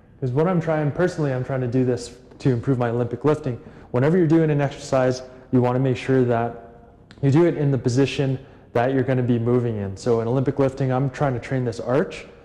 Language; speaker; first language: English; native; English